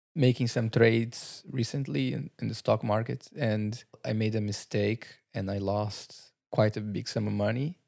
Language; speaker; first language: English; non-native, fluent; Portuguese